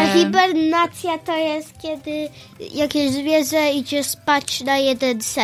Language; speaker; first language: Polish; early bilingual, heritage; Polish